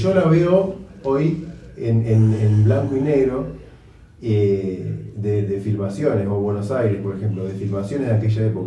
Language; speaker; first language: Spanish; native; Spanish